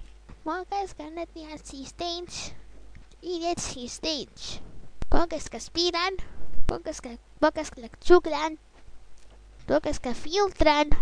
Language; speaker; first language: Spanish; non-native, local second language; Catalan